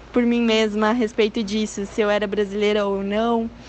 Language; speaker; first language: Portuguese; early bilingual, heritage; Spanish